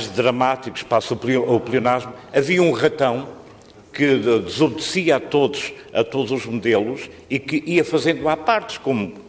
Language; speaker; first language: Portuguese; native; Portuguese